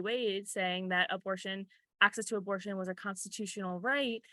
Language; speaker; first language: English; native; English